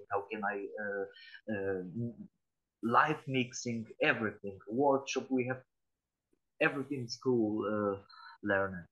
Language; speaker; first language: English; non-native, learner; Polish